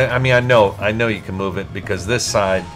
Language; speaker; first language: English; native; English